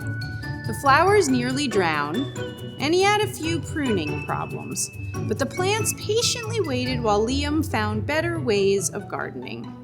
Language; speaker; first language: English; native; English